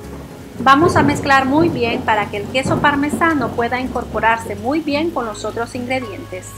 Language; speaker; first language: Spanish; native; Spanish